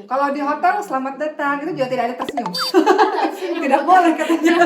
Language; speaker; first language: Indonesian; native; Indonesian